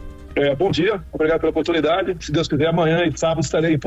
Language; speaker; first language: Portuguese; native; Portuguese